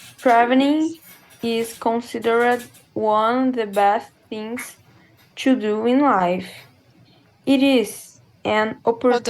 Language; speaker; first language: English; non-native, learner; Portuguese